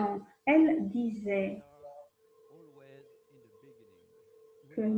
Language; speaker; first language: French; non-native, fluent; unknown